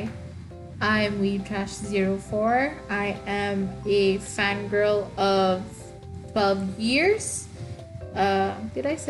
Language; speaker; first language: English; non-native, local second language; Waray